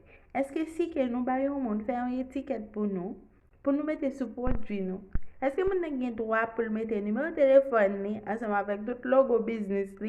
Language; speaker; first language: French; non-native, local second language; Haitian Creole